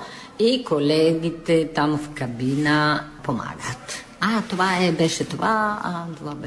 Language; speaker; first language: Bulgarian; non-native, fluent; Italian